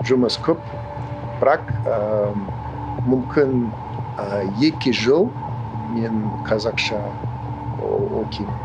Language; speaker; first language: Kazakh; non-native, learner; English